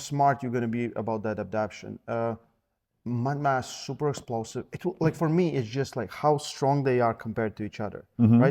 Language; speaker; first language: English; non-native, fluent; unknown